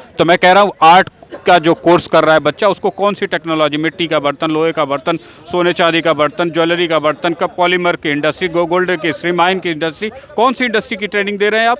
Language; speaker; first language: Hindi; native; Hindi